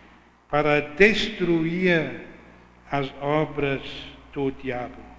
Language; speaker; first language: Portuguese; non-native, fluent; German